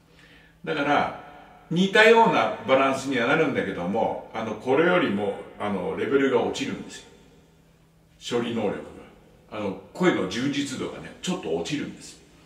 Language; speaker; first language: Japanese; native; Japanese